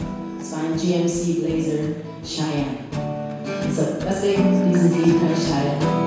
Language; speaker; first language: German; non-native, fluent; English